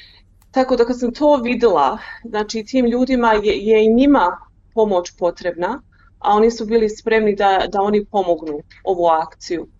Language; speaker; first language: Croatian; early bilingual, heritage; Croatian